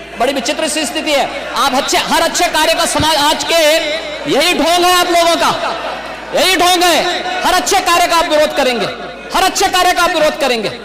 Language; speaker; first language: Hindi; native; Hindi